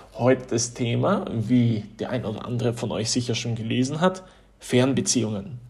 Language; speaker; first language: German; early bilingual, other home language; Polish